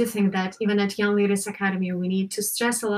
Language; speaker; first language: English; non-native, fluent; Ukrainian